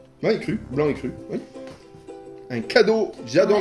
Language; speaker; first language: French; native; French